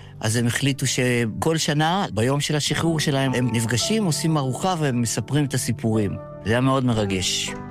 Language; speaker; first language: Hebrew; early bilingual, other home language; Yiddish